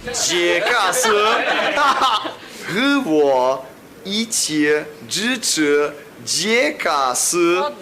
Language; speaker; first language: Chinese; non-native, learner; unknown